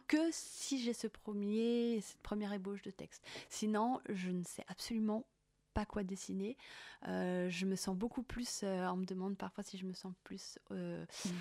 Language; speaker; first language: French; native; French